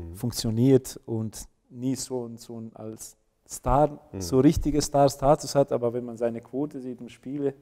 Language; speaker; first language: German; non-native, fluent; Bosnian